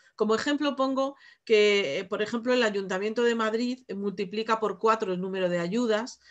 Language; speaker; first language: Spanish; native; Spanish